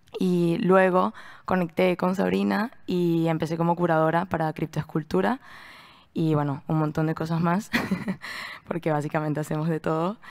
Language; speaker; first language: Spanish; native; Spanish